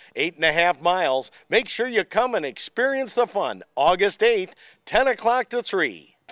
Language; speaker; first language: English; native; English